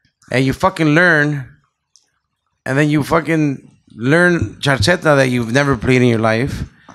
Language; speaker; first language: English; early bilingual, other home language; Spanish